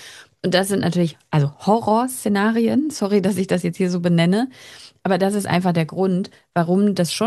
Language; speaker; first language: German; native; German